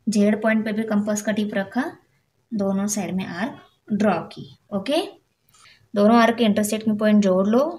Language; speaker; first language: Hindi; non-native, local second language; Marathi